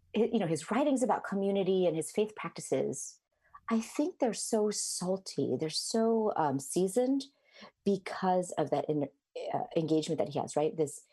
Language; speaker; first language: English; native; English